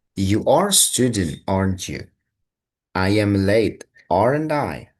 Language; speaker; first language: English; non-native, fluent; Indonesian